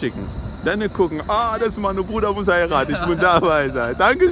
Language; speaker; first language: German; non-native, learner; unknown